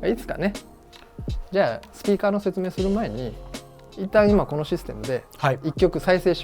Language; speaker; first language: Japanese; native; Japanese